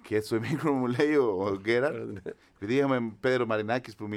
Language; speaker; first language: Greek; non-native, learner; Spanish